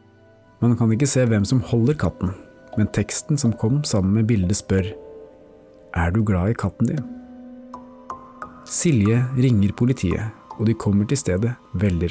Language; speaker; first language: Norwegian; native; Norwegian